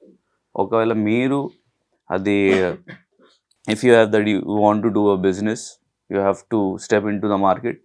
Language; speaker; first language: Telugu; non-native, learner; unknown